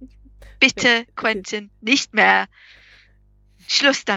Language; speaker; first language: German; non-native, fluent; English